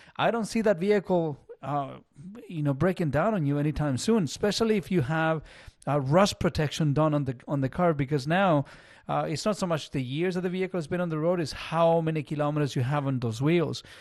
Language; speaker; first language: English; non-native, fluent; Spanish